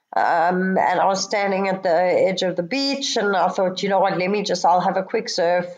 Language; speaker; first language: English; native; English